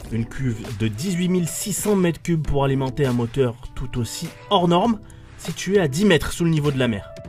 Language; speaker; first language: French; native; French